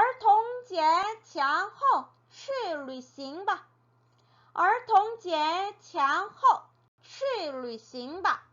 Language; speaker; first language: Chinese; non-native, fluent; Korean